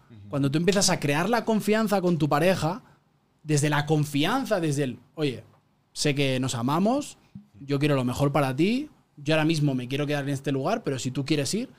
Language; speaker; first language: Spanish; native; Spanish